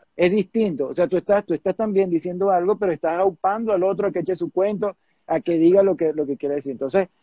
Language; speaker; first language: Spanish; native; Spanish